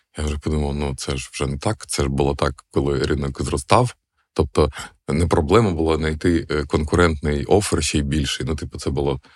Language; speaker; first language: Ukrainian; non-native, local second language; Russian